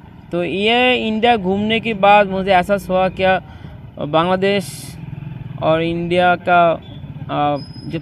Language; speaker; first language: Hindi; non-native, learner; Bangla